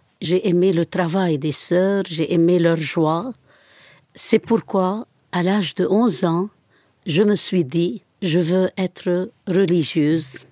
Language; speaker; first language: French; non-native, fluent; Arabic